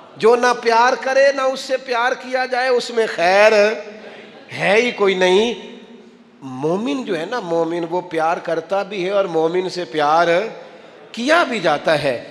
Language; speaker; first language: Urdu; non-native, local second language; Punjabi